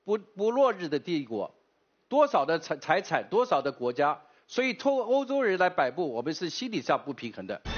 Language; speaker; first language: Chinese; native; Chinese